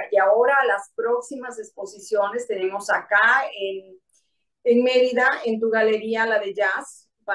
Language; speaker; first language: Spanish; native; Spanish